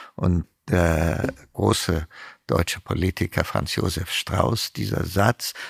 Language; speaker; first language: German; non-native, fluent; Amharic